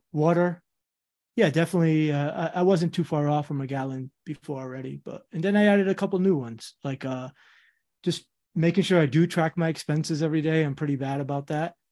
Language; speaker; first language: English; native; English